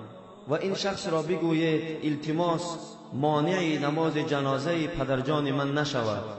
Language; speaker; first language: Persian; non-native, local second language; Tajik